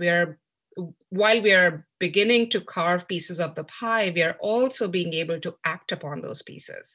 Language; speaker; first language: English; non-native, local second language; Hindi